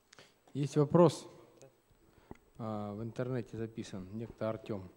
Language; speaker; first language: Russian; native; Russian